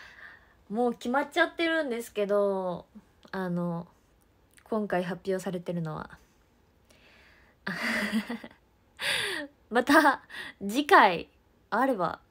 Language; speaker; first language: Japanese; native; Japanese